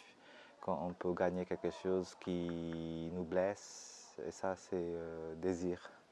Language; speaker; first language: French; non-native, fluent; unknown